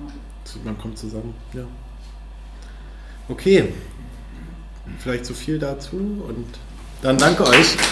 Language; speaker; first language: German; native; German